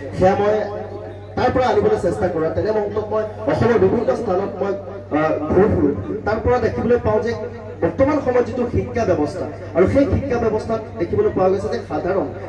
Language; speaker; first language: Assamese; non-native, local second language; Sylheti